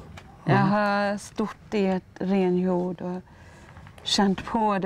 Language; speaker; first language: Swedish; non-native, fluent; Māori